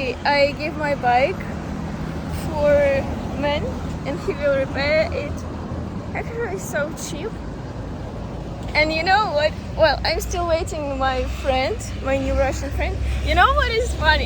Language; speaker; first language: English; non-native, learner; Russian